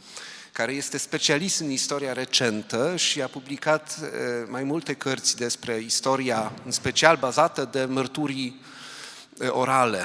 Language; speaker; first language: Romanian; non-native, fluent; Polish